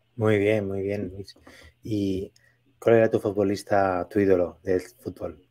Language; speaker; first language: Spanish; native; Spanish